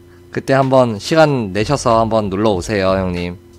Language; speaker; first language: Korean; native; Korean